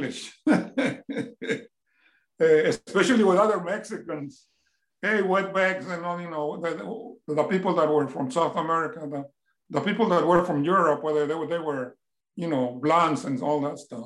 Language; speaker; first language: English; non-native, fluent; Spanish